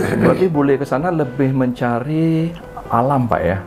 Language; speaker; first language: Indonesian; native; Indonesian